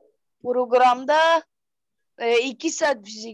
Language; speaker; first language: Turkish; non-native, learner; Persian